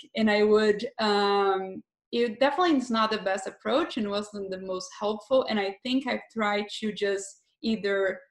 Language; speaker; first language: English; non-native, fluent; Portuguese